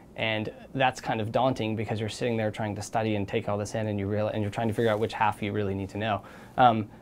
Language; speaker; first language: English; native; English